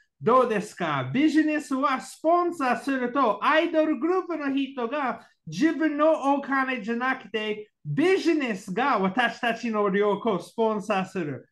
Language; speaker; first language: Japanese; non-native, learner; English